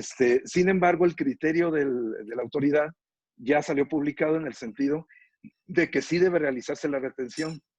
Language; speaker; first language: Spanish; native; Spanish